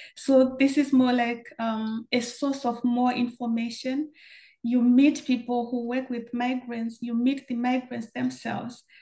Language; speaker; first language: English; non-native, local second language; Shona